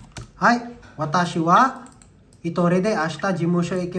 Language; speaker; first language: Japanese; non-native, fluent; Filipino